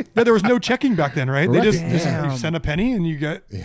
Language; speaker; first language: English; native; English